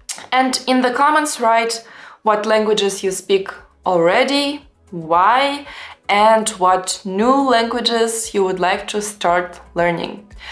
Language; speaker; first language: English; non-native, fluent; Russian